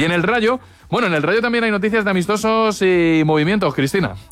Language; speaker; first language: Spanish; native; Spanish